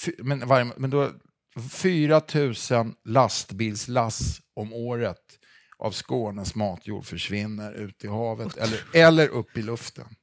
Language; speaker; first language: Swedish; native; Swedish